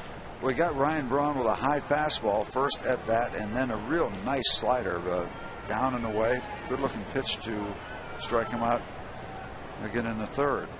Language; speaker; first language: English; native; English